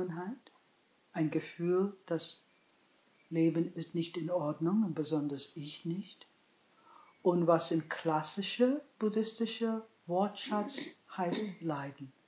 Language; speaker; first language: German; non-native, fluent; English